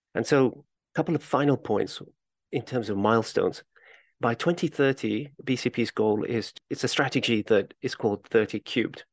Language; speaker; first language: English; native; English